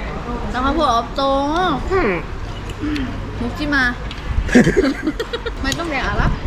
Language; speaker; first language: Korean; non-native, learner; Thai